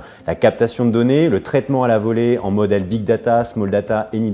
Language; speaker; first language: French; native; French